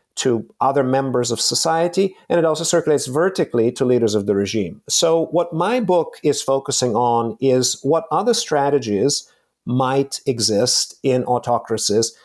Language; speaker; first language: English; non-native, fluent; Bulgarian